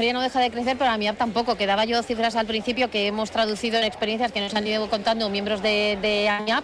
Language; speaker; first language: Spanish; native; Spanish